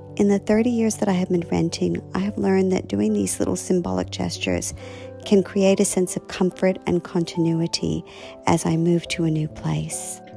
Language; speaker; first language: English; native; English